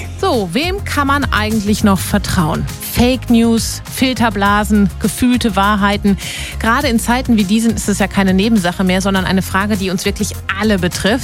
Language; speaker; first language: German; native; German